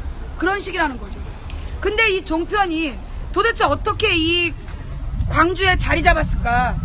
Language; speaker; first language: Korean; native; Korean